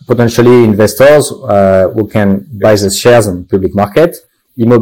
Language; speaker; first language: English; non-native, fluent; French